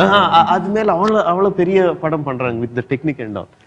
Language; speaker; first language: Tamil; non-native, fluent; Telugu